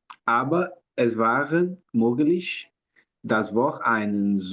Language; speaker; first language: German; non-native, learner; Portuguese